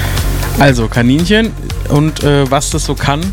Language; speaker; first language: German; native; German